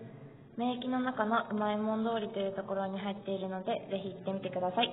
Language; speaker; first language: Japanese; native; Japanese